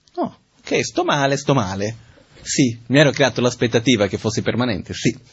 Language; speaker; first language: Italian; non-native, fluent; Portuguese